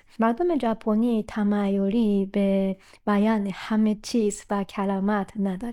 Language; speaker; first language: Persian; non-native, fluent; Japanese